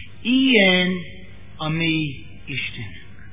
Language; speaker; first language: Hungarian; non-native, learner; English